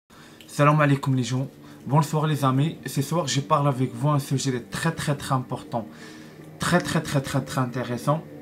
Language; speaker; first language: French; non-native, learner; Arabic